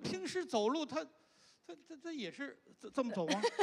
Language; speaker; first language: Chinese; native; Chinese